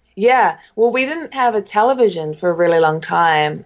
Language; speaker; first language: English; native; English